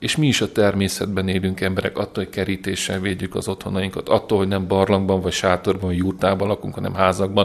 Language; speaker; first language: Hungarian; native; Hungarian